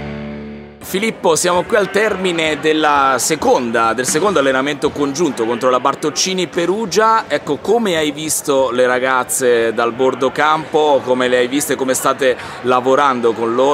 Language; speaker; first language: Italian; native; Italian